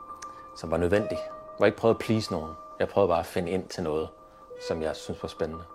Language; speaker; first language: Danish; native; Danish